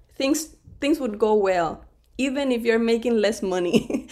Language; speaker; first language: English; non-native, fluent; Spanish